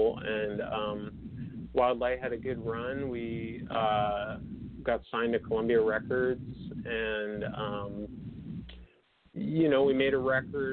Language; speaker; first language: English; native; English